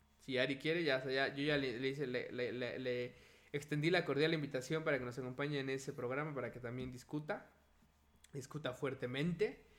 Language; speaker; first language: Spanish; native; Spanish